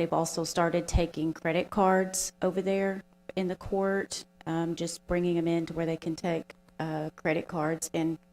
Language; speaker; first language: English; native; English